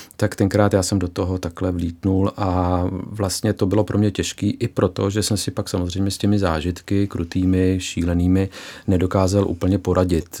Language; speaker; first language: Czech; early bilingual, heritage; Czech